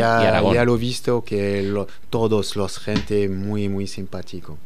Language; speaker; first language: Spanish; non-native, learner; French